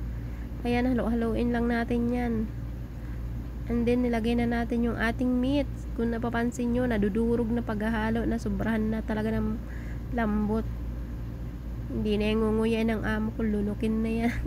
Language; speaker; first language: Filipino; native; Filipino